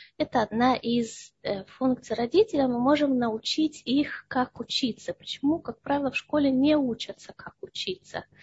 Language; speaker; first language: Russian; early bilingual, heritage; Russian